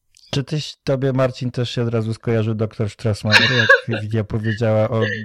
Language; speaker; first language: Polish; native; Polish